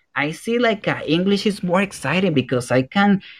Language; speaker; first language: English; non-native, fluent; Spanish